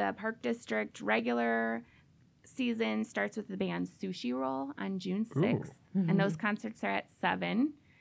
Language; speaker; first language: English; native; English